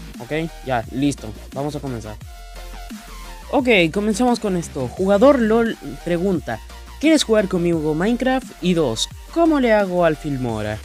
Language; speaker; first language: Spanish; native; Spanish